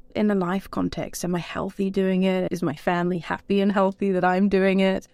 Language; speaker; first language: English; native; English